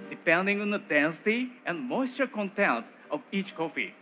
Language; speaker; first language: English; non-native, learner; Japanese